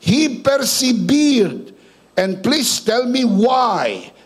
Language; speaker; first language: English; non-native, local second language; Filipino